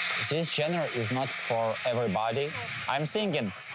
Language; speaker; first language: English; non-native, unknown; Ukrainian